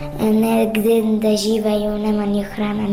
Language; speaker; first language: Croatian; non-native, learner; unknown